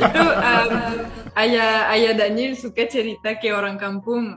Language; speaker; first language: Indonesian; non-native, fluent; French